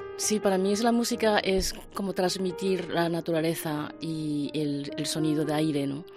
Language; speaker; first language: Spanish; non-native, fluent; Japanese